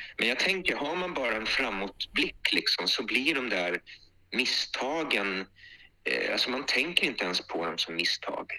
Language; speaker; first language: Swedish; early bilingual, other home language; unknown